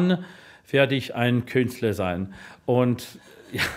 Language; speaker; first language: German; non-native, fluent; English